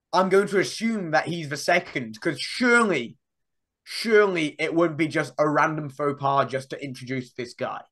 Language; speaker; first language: English; native; English